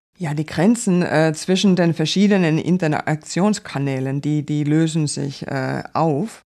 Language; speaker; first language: German; non-native, fluent; Finnish